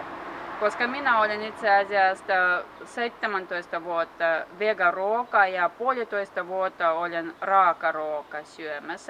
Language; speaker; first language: Finnish; non-native, learner; Russian